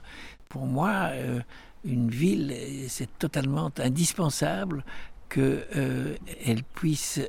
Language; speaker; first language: French; native; French